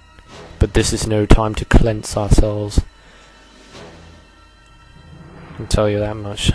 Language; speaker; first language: English; native; English